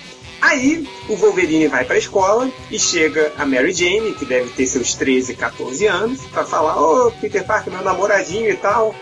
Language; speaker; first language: Portuguese; native; Portuguese